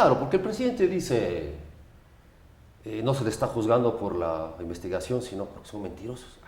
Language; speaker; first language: Spanish; native; Spanish